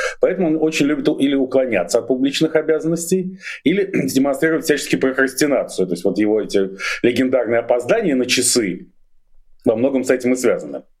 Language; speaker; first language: Russian; native; Russian